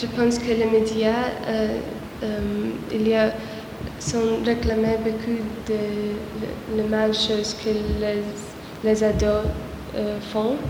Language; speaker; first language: French; non-native, learner; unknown